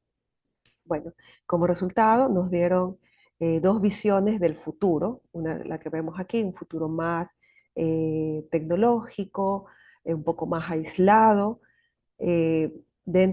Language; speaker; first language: Spanish; native; Spanish